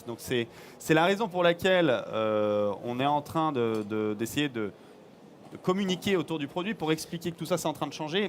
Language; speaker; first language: French; native; French